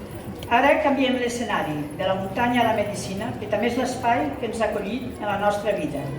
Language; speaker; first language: Catalan; native; Catalan